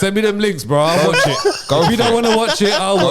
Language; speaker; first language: English; native; English